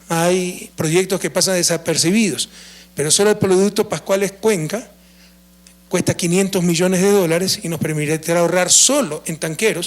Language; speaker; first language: Spanish; native; Spanish